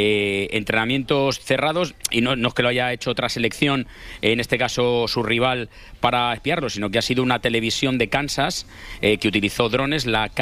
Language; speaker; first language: Spanish; native; Spanish